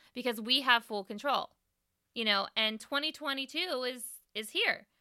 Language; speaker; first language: English; native; English